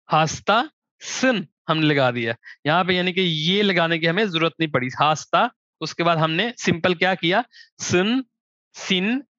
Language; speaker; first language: Urdu; non-native, local second language; Punjabi